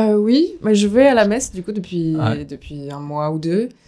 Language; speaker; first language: French; native; French